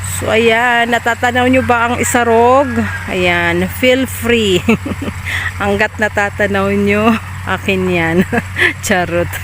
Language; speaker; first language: Filipino; non-native, local second language; Bikol